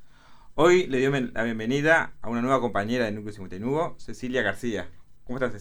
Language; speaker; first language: Spanish; native; Spanish